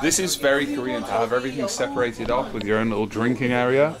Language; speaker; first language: English; native; English